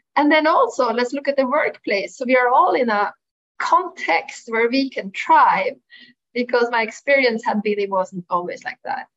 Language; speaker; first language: English; non-native, fluent; Norwegian